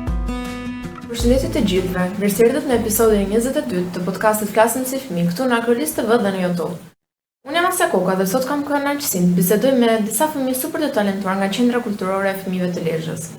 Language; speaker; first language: Albanian; native; Albanian